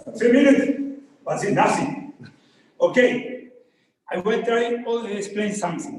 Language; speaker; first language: English; non-native, learner; Spanish